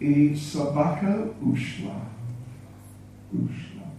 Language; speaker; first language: Russian; non-native, learner; English